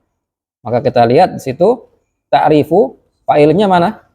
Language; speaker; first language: Indonesian; native; Indonesian